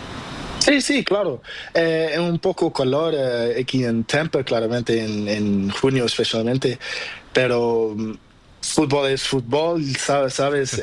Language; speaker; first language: Spanish; non-native, learner; Portuguese